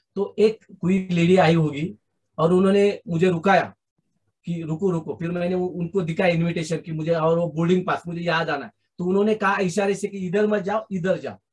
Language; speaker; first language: Hindi; non-native, local second language; Marathi